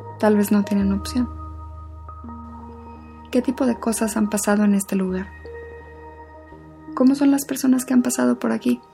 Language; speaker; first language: Spanish; native; Spanish